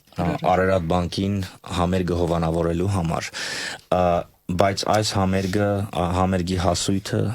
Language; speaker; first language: Armenian; native; Armenian